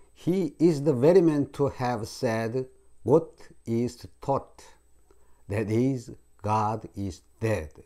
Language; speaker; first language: English; non-native, fluent; Korean